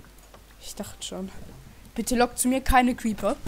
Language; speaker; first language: German; native; German